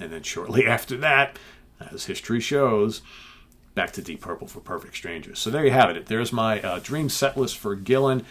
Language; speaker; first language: English; native; English